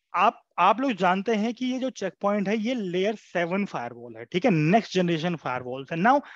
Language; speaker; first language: Hindi; native; Hindi